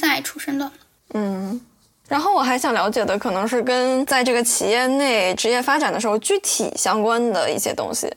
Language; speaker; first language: Chinese; native; Chinese